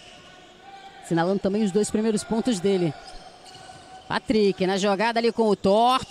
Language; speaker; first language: Portuguese; native; Portuguese